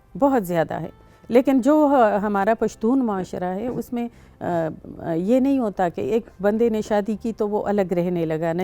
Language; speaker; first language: Urdu; non-native, local second language; Pashto